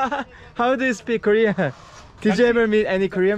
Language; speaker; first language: English; non-native, learner; Korean